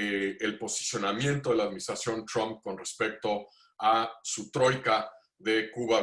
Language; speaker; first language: Spanish; native; Spanish